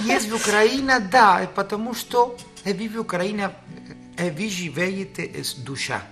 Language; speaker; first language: Russian; non-native, learner; Spanish